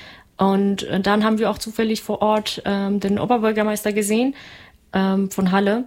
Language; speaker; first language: German; non-native, fluent; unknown